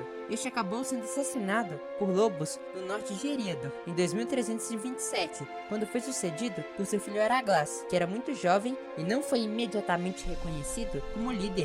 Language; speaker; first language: Portuguese; native; Portuguese